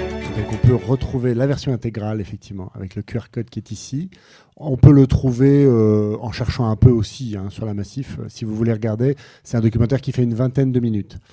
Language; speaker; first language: French; native; French